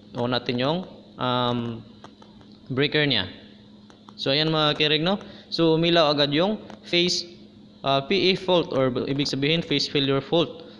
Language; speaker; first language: Filipino; non-native, local second language; Cebuano